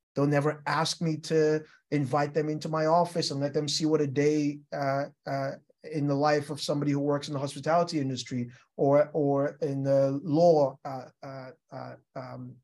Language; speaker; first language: English; non-native, local second language; Yoruba